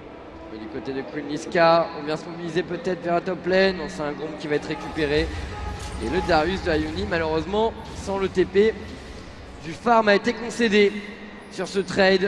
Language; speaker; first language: French; native; French